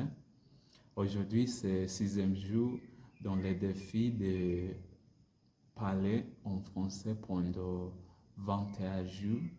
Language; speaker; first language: French; non-native, learner; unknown